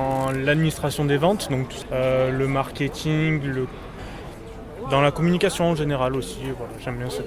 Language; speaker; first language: French; native; French